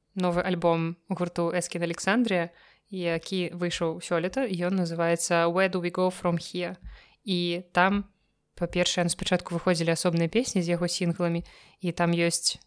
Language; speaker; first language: Belarusian; non-native, local second language; Russian